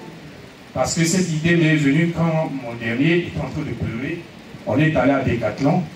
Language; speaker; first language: French; non-native, local second language; Lingala